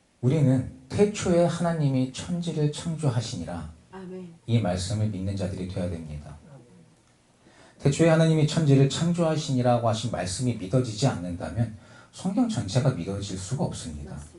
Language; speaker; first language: Korean; native; Korean